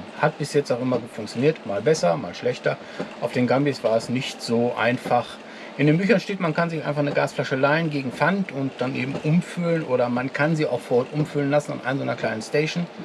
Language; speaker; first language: German; native; German